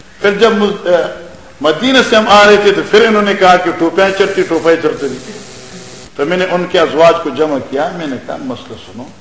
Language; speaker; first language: Urdu; native; Urdu